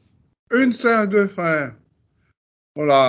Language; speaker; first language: French; non-native, fluent; Dutch